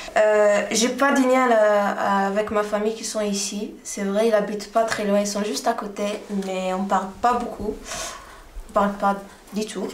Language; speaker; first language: French; non-native, learner; Arabic